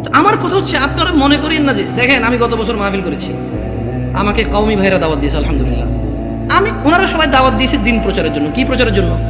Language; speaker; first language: Bangla; early bilingual, heritage; Bangla